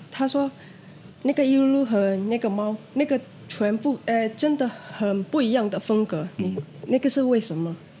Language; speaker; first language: Chinese; non-native, fluent; Indonesian